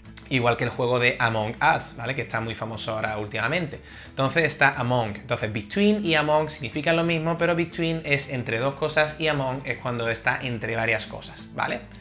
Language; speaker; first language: Spanish; native; Spanish